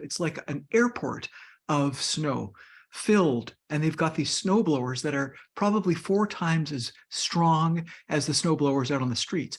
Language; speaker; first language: English; native; English